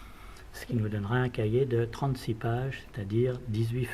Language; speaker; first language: French; native; French